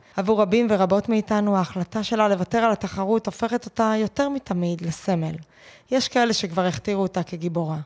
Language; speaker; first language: Hebrew; native; Hebrew